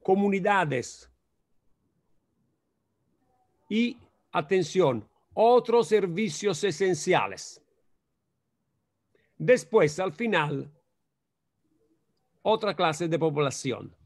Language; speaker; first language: Spanish; non-native, fluent; Italian